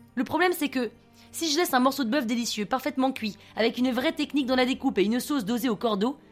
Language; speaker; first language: French; non-native, fluent; English